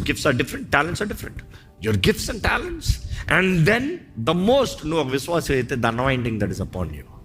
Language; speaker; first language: English; non-native, local second language; Telugu